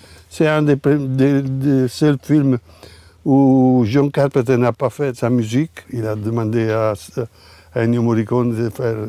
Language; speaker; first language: French; non-native, fluent; Italian